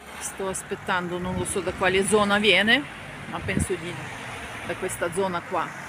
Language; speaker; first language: Italian; non-native, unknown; Ukrainian